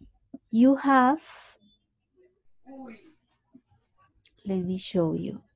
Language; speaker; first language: English; non-native, fluent; Spanish